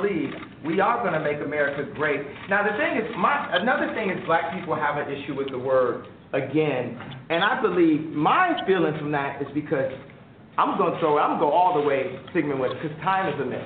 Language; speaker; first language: English; native; English